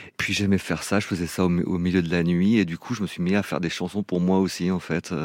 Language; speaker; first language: French; non-native, fluent; English